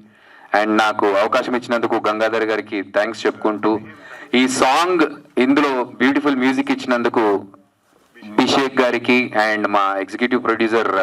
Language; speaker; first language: Telugu; native; Telugu